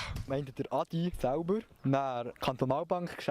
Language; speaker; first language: German; native; German